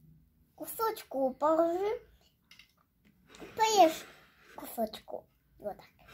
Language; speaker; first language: Russian; early bilingual, heritage; Russian